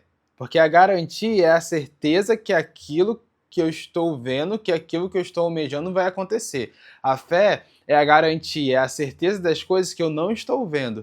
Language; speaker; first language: Portuguese; native; Portuguese